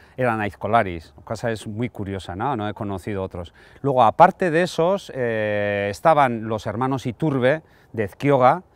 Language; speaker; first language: Spanish; non-native, local second language; Basque